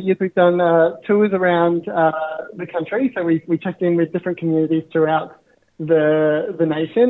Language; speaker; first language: English; native; English